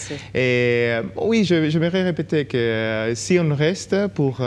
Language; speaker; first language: French; non-native, local second language; Greek